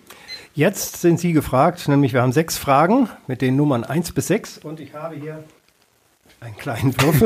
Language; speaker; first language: German; native; German